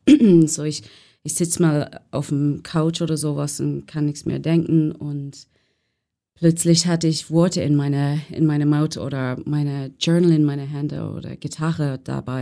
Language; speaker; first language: German; non-native, learner; English